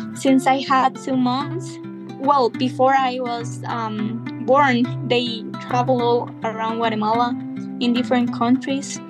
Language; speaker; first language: English; non-native, fluent; Spanish